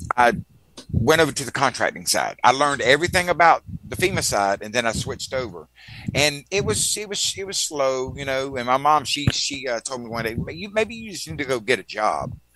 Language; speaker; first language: English; native; English